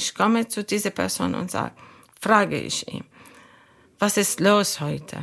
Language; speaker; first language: German; non-native, fluent; Arabic